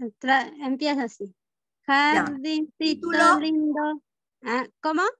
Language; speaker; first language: Spanish; native; Spanish